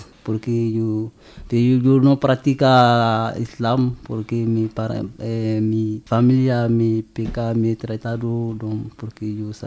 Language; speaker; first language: Spanish; non-native, learner; French